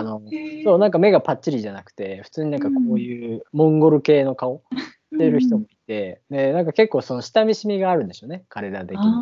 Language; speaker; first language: Japanese; native; Japanese